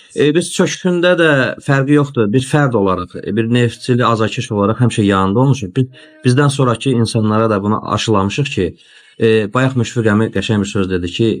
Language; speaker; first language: Azerbaijani; native; Azerbaijani